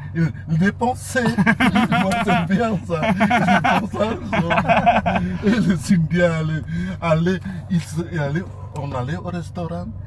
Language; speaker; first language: French; non-native, learner; Indonesian